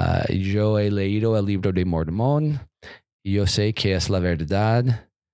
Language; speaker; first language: Spanish; non-native, learner; English